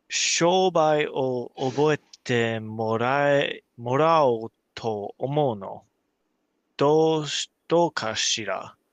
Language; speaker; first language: Japanese; non-native, learner; English